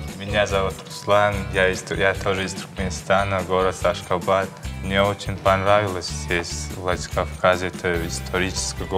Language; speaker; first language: Russian; non-native, fluent; Turkmen